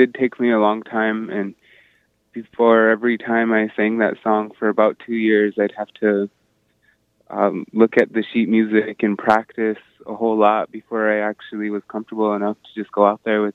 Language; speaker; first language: English; native; English